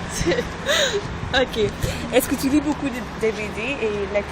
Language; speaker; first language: French; non-native, learner; Dutch